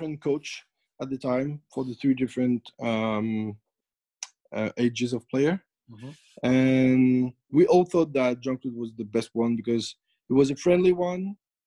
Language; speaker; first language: English; non-native, fluent; French